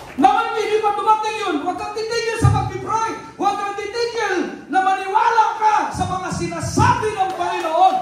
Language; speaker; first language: Filipino; non-native, local second language; Cebuano